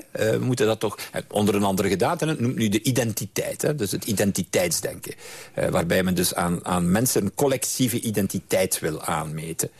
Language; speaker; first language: Dutch; native; Dutch